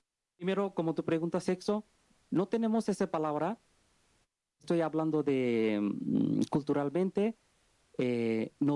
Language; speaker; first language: Spanish; non-native, learner; Bangla